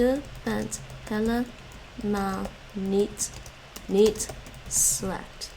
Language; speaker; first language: Dutch; non-native, learner; English